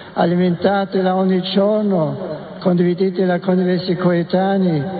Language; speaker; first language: Italian; non-native, fluent; German